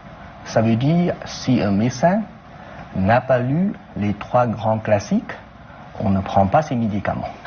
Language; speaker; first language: French; non-native, fluent; Chinese